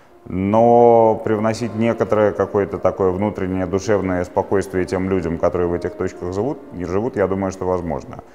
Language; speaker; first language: Russian; native; Russian